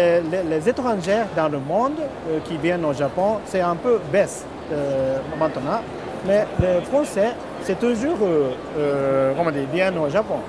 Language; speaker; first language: French; non-native, learner; Japanese